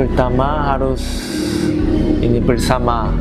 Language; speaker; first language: Indonesian; non-native, learner; Korean